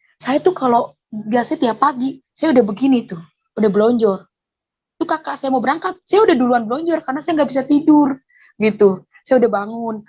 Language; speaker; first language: Indonesian; native; Indonesian